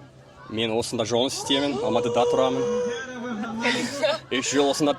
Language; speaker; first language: Kazakh; non-native, learner; Yakut